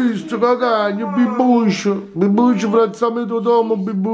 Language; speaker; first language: Polish; non-native, learner; Italian